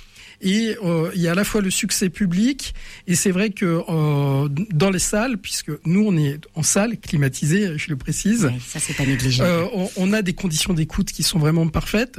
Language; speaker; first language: French; native; French